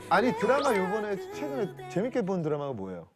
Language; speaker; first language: Korean; native; Korean